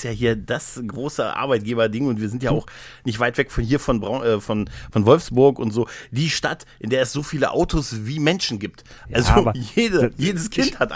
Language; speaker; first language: German; native; German